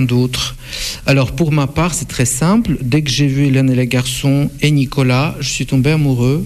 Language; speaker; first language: French; non-native, fluent; Russian